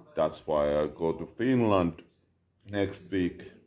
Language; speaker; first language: English; non-native, learner; Finnish